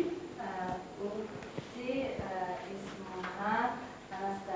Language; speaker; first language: Arabic; non-native, learner; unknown